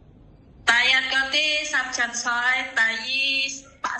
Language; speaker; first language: Cantonese; non-native, learner; Indonesian